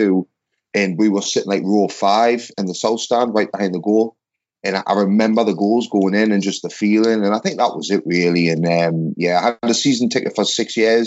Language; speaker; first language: English; native; English